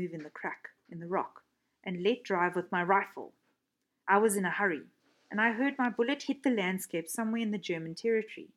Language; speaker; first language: English; native; English